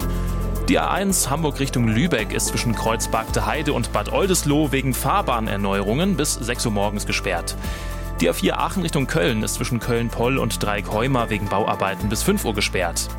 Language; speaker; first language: German; native; German